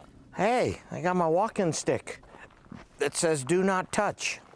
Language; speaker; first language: English; native; English